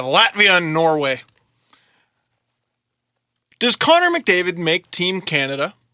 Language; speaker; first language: English; native; English